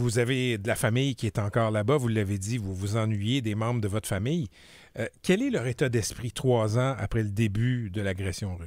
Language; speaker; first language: French; native; French